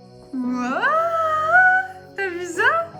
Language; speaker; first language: French; native; French